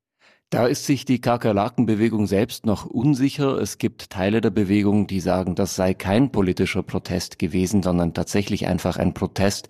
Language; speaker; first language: German; native; German